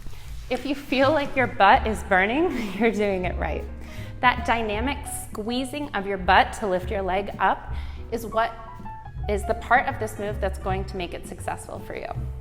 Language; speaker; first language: English; native; English